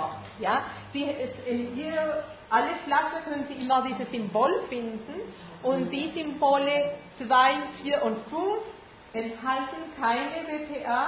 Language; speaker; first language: German; non-native, fluent; Spanish